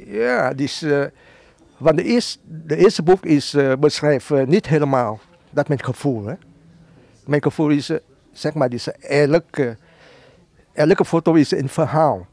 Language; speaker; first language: Dutch; non-native, learner; Vietnamese